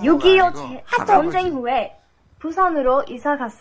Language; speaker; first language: Korean; non-native, fluent; English